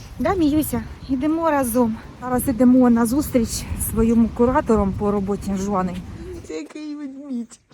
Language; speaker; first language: Ukrainian; non-native, local second language; Russian